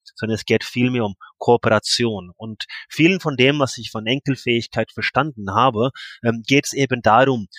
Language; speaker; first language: German; non-native, fluent; Norwegian